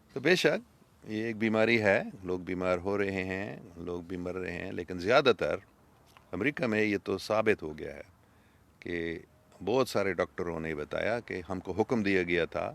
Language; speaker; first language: Urdu; non-native, fluent; English